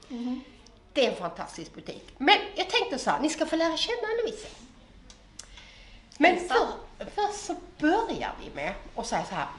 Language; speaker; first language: Swedish; native; Swedish